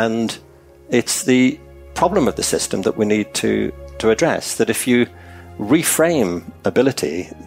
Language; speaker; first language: English; native; English